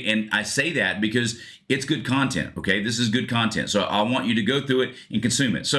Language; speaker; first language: English; native; English